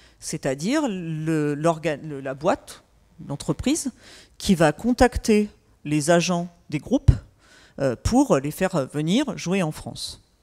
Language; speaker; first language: French; native; French